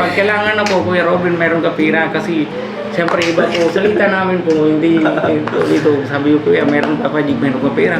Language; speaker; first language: Filipino; non-native, learner; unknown